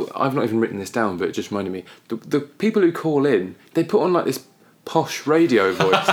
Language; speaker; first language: English; native; English